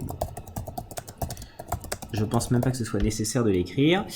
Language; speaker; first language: French; native; French